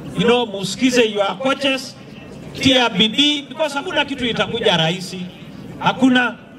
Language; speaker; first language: Swahili; non-native, local second language; Masai